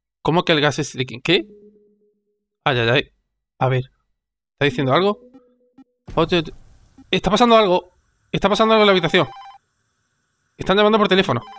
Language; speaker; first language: Spanish; native; Spanish